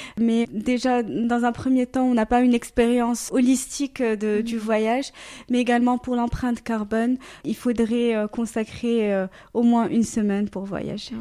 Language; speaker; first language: French; native; French